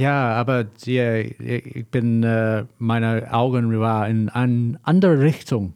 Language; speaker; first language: German; non-native, learner; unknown